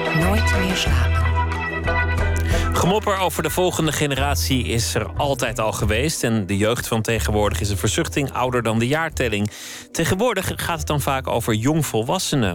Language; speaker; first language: Dutch; native; Dutch